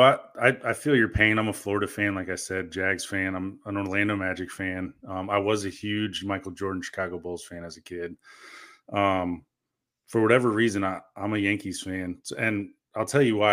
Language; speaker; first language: English; early bilingual, other home language; Korean